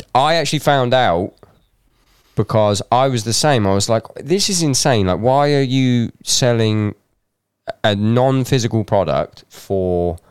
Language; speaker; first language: English; native; English